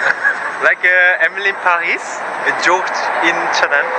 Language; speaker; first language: English; non-native, fluent; Korean